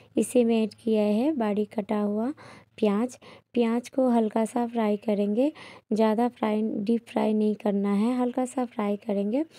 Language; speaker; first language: Hindi; non-native, local second language; Bangla